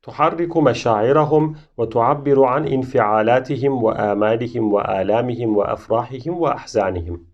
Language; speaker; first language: Arabic; non-native, fluent; Turkish